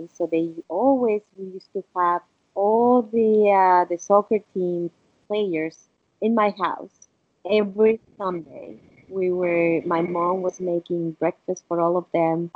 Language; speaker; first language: English; non-native, fluent; Spanish